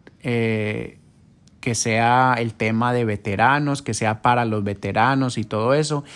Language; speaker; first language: Spanish; early bilingual, heritage; Spanish